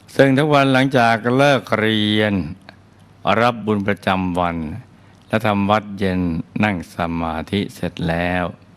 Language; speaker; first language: Thai; native; Thai